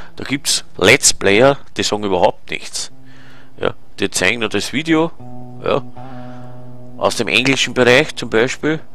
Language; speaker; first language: German; native; German